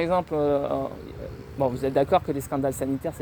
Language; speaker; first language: French; native; French